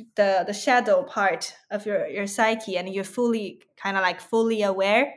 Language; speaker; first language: English; non-native, fluent; Chinese